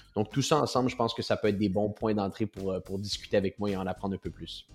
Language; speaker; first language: French; native; French